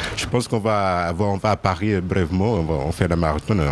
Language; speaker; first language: French; non-native, fluent; Portuguese